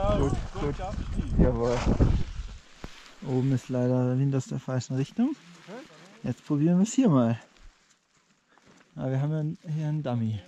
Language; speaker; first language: German; native; German